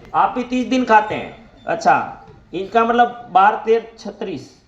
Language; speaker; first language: Hindi; non-native, local second language; Gujarati